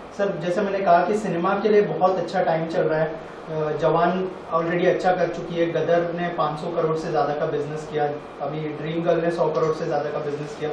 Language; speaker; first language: Hindi; native; Hindi